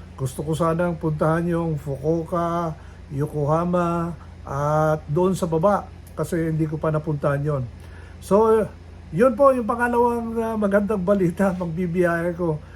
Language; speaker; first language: Filipino; non-native, local second language; Iloko